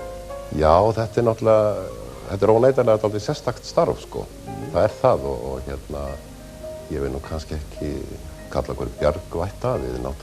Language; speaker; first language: Icelandic; native; Icelandic